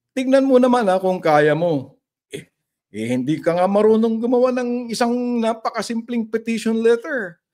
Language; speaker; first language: Filipino; non-native, local second language; Iloko